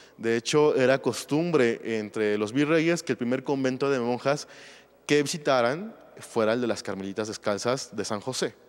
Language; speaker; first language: Spanish; native; Spanish